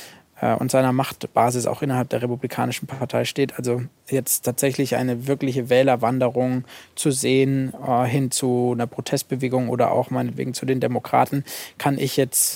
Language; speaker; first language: German; native; German